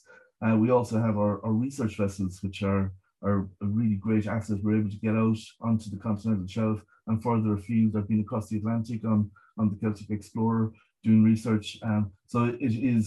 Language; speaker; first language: English; native; English